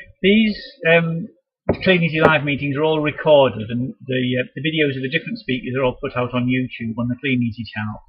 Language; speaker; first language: English; native; English